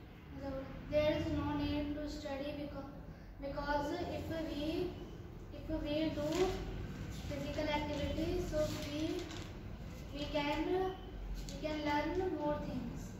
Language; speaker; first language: English; non-native, learner; Hindi